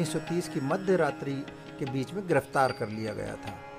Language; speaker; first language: Hindi; native; Hindi